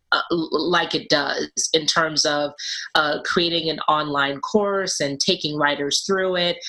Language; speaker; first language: English; native; English